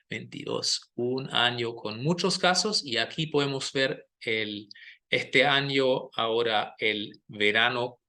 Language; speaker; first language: Spanish; non-native, fluent; German